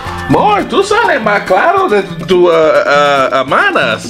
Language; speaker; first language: Spanish; non-native, learner; English